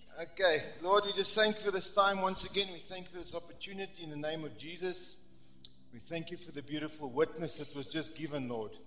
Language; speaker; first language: English; non-native, local second language; Afrikaans